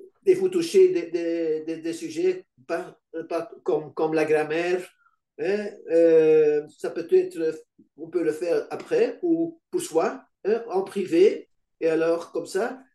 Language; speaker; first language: French; non-native, local second language; Dutch